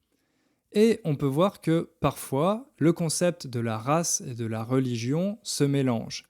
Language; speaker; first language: French; native; French